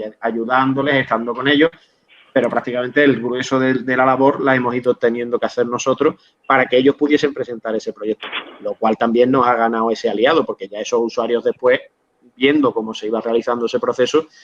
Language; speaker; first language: Spanish; native; Spanish